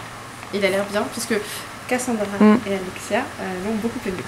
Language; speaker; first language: French; native; French